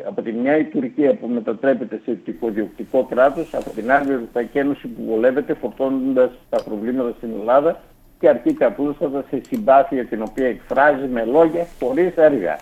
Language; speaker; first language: Greek; native; Greek